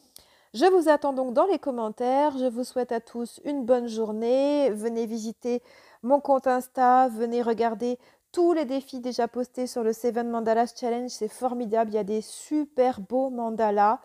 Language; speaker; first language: French; native; French